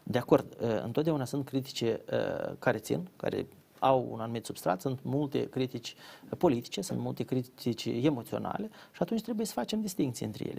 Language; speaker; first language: Romanian; native; Romanian